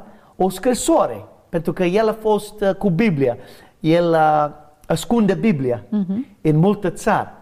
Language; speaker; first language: Romanian; non-native, learner; English